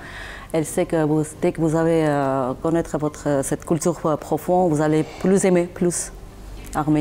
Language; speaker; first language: French; non-native, fluent; Armenian